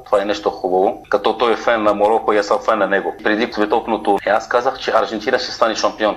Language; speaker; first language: Bulgarian; non-native, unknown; Arabic